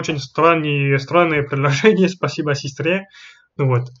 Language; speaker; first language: Russian; non-native, fluent; French